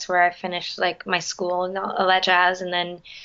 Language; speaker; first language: English; early bilingual, other home language; Spanish